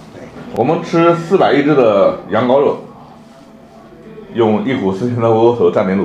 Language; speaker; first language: Chinese; native; Chinese